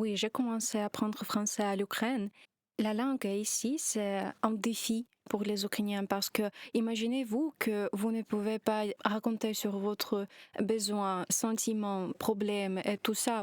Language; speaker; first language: French; non-native, learner; Ukrainian